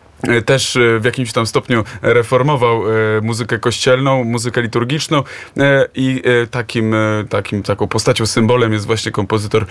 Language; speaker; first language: Polish; native; Polish